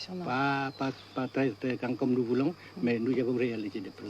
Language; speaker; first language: French; non-native, fluent; Vietnamese